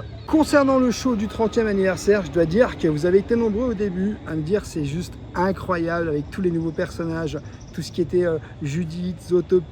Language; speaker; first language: French; native; French